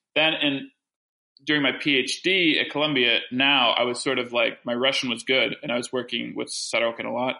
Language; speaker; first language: English; early bilingual, other home language; French